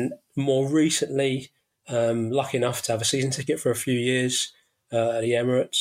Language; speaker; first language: English; native; English